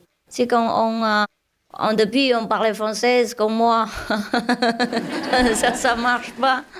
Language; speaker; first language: French; non-native, learner; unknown